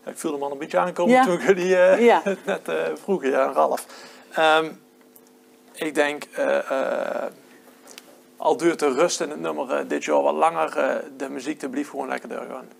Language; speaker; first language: Dutch; native; Dutch